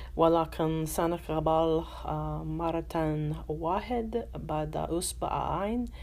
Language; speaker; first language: Arabic; non-native, learner; English